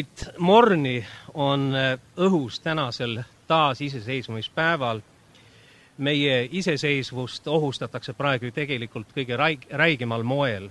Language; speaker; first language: Estonian; early bilingual, heritage; Estonian